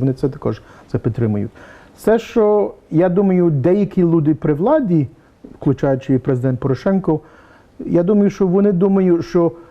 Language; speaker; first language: Ukrainian; early bilingual, heritage; English